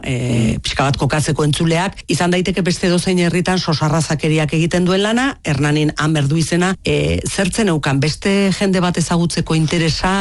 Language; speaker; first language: Basque; native; Basque